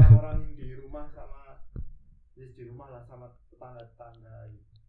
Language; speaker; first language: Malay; non-native, local second language; Javanese